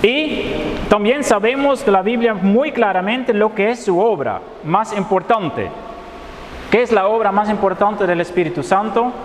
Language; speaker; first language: Spanish; non-native, fluent; Dutch